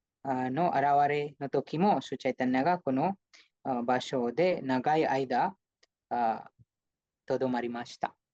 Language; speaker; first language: Japanese; non-native, fluent; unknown